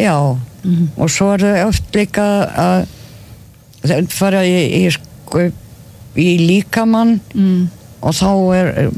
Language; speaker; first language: Icelandic; non-native, fluent; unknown